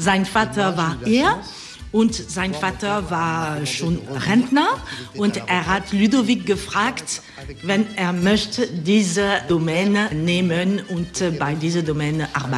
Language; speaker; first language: German; non-native, learner; French